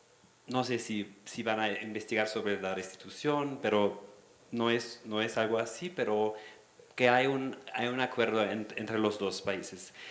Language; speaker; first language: Spanish; non-native, fluent; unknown